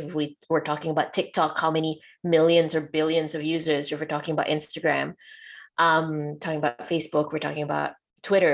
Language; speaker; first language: English; non-native, local second language; Malay